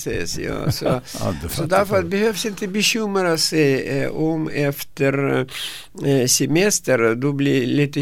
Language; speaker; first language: Swedish; non-native, fluent; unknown